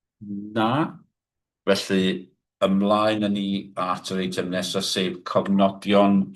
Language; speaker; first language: Welsh; native; Welsh